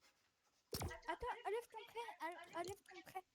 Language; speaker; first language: French; native; French